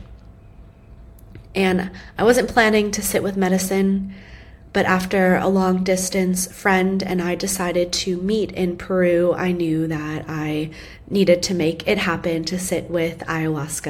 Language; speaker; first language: English; native; English